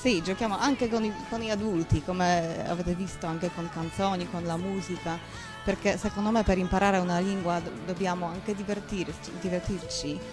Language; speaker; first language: Italian; non-native, fluent; Polish